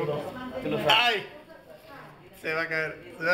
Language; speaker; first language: Spanish; native; Spanish